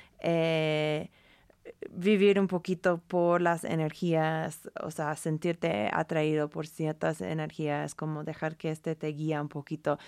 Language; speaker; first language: Spanish; non-native, fluent; English